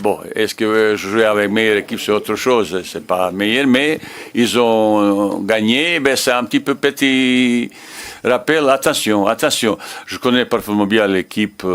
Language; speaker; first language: French; non-native, learner; Bosnian